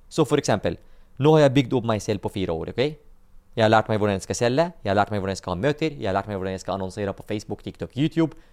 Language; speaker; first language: Norwegian; non-native, fluent; Arabic